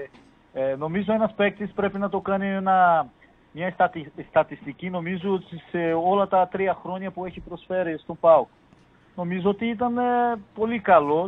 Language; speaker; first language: Greek; non-native, fluent; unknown